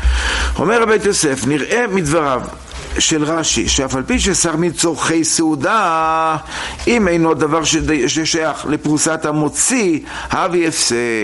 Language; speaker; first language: Hebrew; native; Hebrew